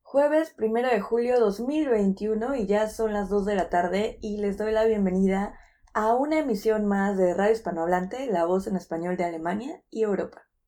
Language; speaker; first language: Spanish; native; Spanish